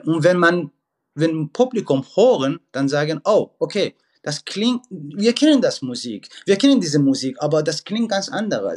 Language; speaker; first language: German; non-native, fluent; Persian